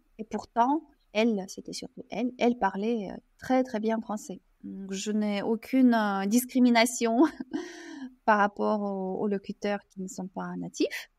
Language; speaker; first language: French; non-native, fluent; Russian